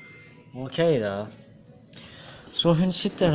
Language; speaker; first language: Norwegian; non-native, learner; Turkish